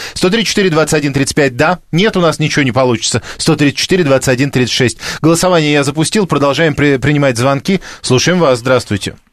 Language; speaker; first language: Russian; native; Russian